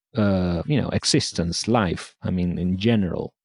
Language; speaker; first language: English; non-native, fluent; Spanish